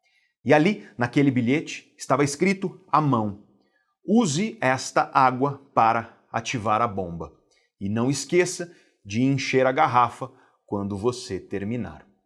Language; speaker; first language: Portuguese; native; Portuguese